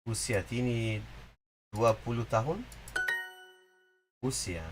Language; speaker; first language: Indonesian; non-native, learner; English